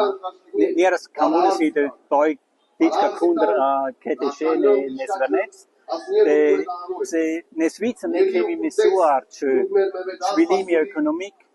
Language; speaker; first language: Albanian; non-native, learner; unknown